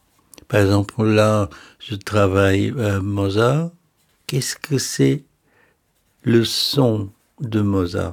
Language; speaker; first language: French; non-native, fluent; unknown